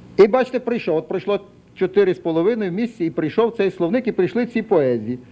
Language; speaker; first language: Ukrainian; native; Ukrainian